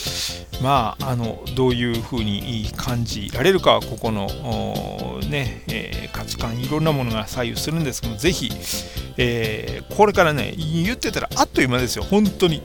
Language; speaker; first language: Japanese; native; Japanese